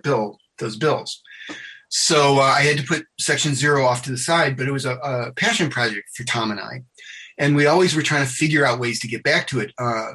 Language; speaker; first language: English; native; English